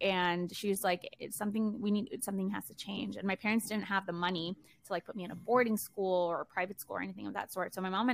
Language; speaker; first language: English; early bilingual, other home language; Spanish